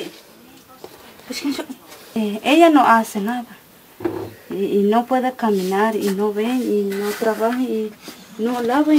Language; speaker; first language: Spanish; non-native, local second language; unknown